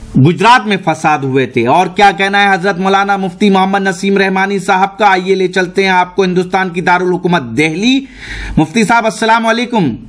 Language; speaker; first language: Urdu; native; Urdu